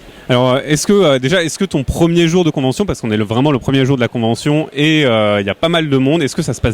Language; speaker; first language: French; native; French